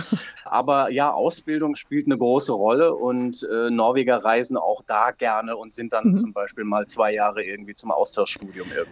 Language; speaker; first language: German; native; German